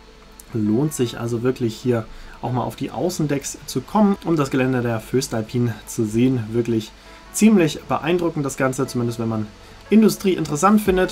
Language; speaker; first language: German; native; German